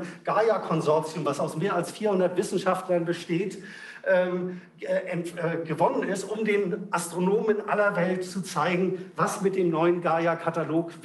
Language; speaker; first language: German; native; German